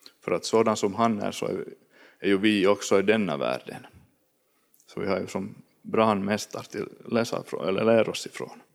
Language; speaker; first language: Swedish; native; Swedish